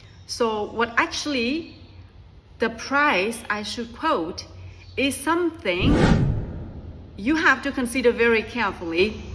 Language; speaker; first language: English; non-native, fluent; Vietnamese